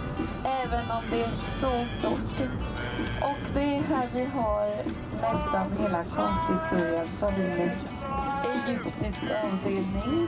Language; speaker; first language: Swedish; non-native, fluent; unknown